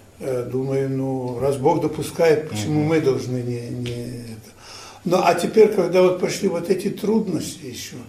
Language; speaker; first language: Russian; non-native, fluent; Ukrainian